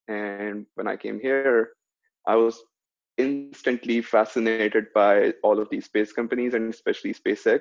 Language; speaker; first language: English; non-native, local second language; Urdu